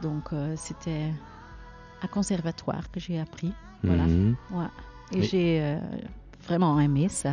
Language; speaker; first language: French; non-native, learner; Dutch